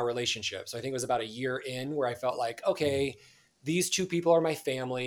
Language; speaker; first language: English; native; English